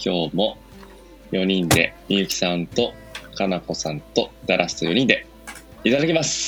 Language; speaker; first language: Japanese; native; Japanese